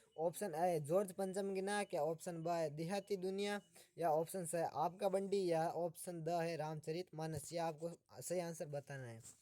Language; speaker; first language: Hindi; native; Hindi